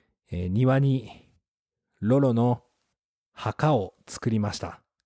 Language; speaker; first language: Japanese; native; Japanese